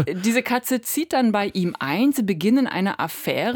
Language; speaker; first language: German; native; German